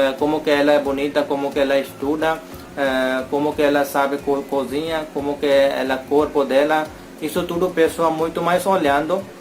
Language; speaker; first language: Portuguese; non-native, learner; Hindi